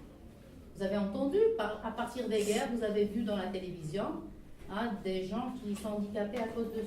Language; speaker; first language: French; non-native, local second language; Arabic